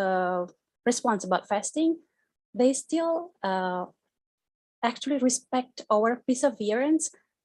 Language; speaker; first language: English; non-native, fluent; Indonesian